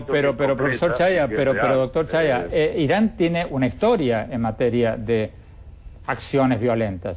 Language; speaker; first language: Spanish; native; Spanish